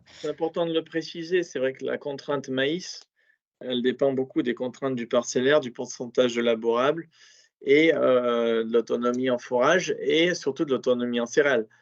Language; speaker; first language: French; native; French